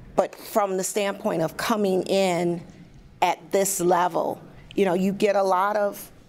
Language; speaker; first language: English; native; English